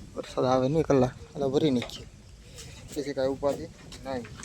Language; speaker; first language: Gujarati; native; Gujarati